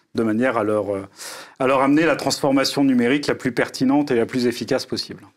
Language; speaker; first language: French; native; French